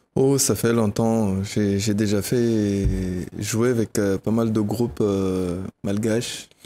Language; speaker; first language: French; non-native, local second language; Malagasy